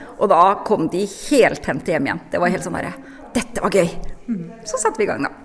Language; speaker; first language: Norwegian; native; Norwegian